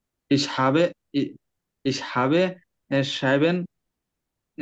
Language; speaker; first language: German; non-native, learner; Bangla